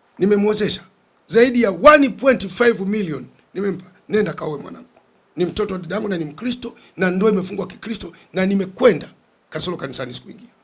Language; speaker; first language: Swahili; native; Swahili